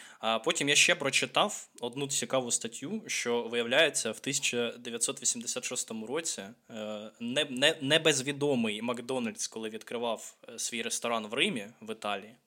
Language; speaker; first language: Ukrainian; native; Ukrainian